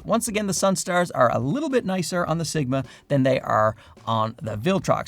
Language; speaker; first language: English; native; English